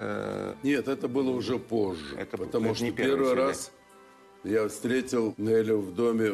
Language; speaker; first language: Russian; native; Russian